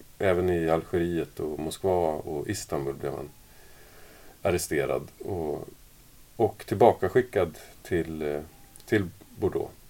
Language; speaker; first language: Swedish; native; Swedish